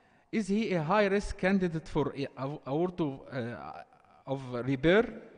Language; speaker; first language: English; non-native, fluent; Arabic